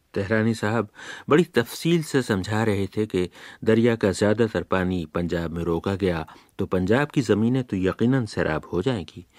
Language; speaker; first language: Urdu; native; Urdu